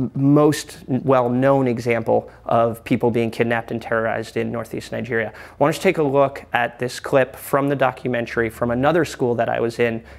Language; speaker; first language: English; native; English